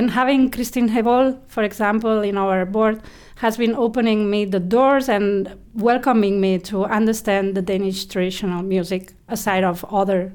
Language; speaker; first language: English; non-native, fluent; Spanish